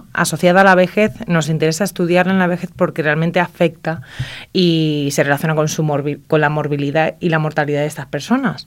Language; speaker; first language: Spanish; native; Spanish